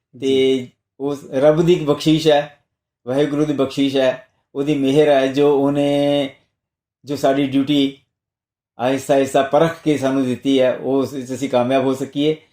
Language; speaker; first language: Punjabi; non-native, local second language; Hindi